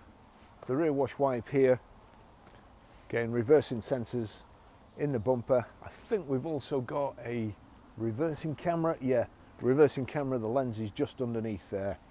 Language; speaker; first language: English; native; English